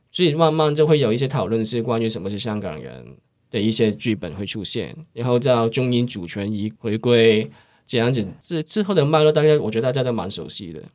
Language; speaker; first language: Chinese; non-native, local second language; Cantonese